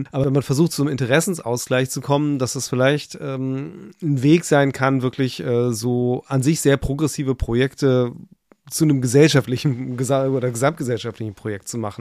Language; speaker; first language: German; native; German